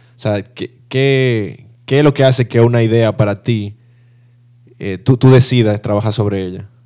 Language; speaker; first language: Spanish; native; Spanish